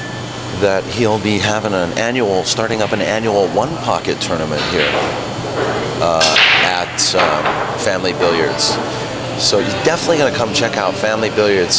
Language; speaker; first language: English; native; English